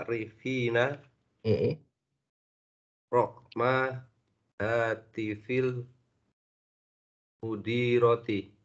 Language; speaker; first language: Arabic; non-native, learner; Indonesian